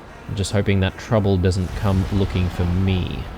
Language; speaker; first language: English; native; English